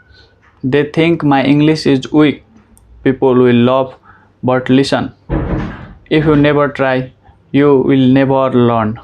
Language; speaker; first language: English; non-native, learner; Nepali